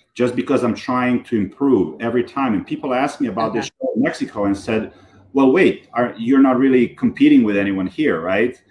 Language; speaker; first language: English; non-native, fluent; Serbian